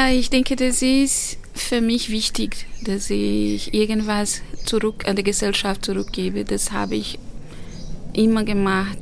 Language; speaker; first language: German; non-native, fluent; Portuguese